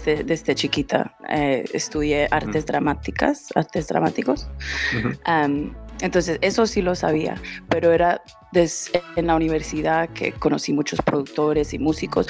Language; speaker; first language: Spanish; early bilingual, heritage; Spanish